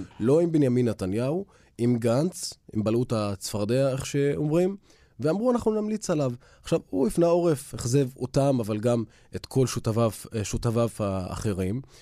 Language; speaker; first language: Hebrew; non-native, local second language; Arabic